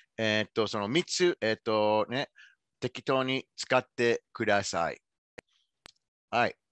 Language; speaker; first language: Japanese; non-native, fluent; English